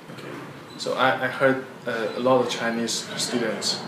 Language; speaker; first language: English; non-native, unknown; Chinese